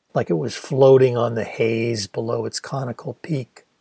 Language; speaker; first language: English; native; English